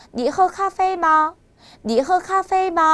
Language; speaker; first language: Chinese; non-native, fluent; Korean